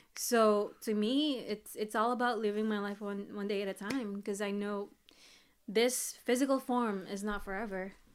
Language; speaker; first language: English; early bilingual, other home language; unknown